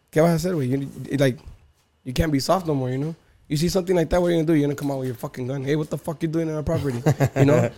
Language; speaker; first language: English; early bilingual, other home language; Spanish